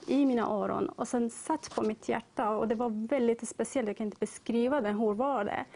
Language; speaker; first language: Swedish; non-native, learner; Persian